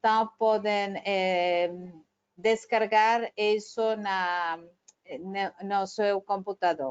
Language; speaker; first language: Portuguese; non-native, fluent; Spanish